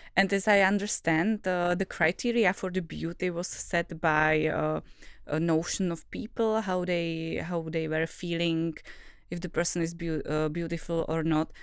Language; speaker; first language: English; non-native, fluent; Czech